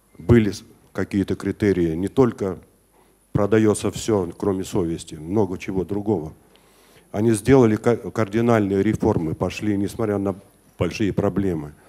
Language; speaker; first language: Russian; non-native, local second language; Georgian